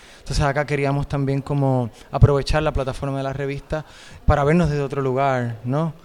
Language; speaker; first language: Spanish; native; Spanish